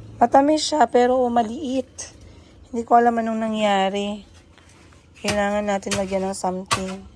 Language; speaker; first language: Filipino; non-native, local second language; Cebuano